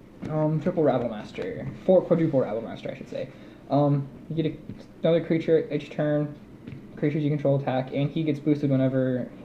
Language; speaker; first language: English; native; English